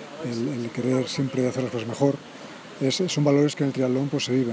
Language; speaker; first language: Spanish; native; Spanish